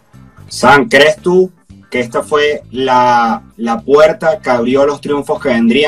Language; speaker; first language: Spanish; native; Spanish